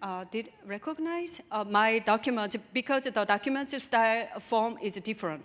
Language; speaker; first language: English; non-native, learner; Korean